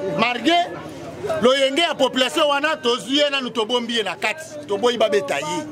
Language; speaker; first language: Lingala; native; Lingala